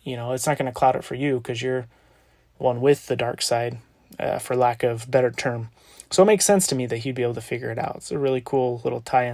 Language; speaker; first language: English; native; English